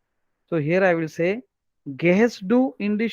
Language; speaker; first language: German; non-native, learner; Marathi